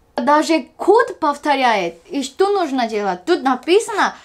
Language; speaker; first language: Russian; non-native, learner; Korean